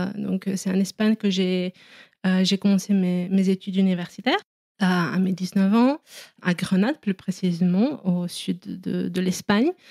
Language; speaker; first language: French; non-native, fluent; Romanian